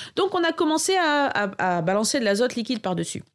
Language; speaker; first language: French; native; French